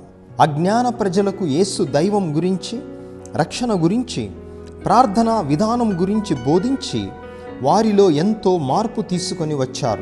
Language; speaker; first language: Telugu; native; Telugu